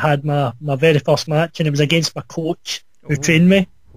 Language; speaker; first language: English; native; English